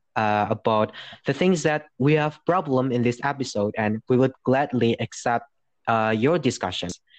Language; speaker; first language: English; non-native, fluent; Indonesian